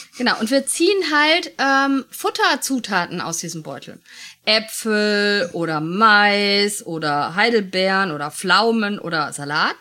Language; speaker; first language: German; native; German